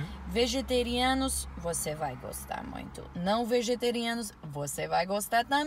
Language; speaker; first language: Portuguese; non-native, learner; English